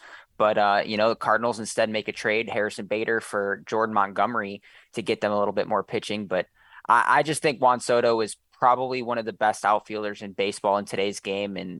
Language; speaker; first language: English; native; English